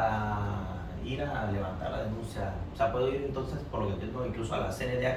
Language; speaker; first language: Spanish; native; Spanish